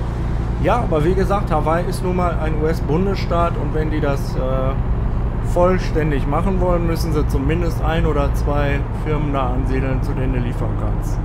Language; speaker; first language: German; native; German